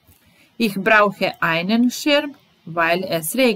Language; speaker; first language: German; non-native, fluent; Serbian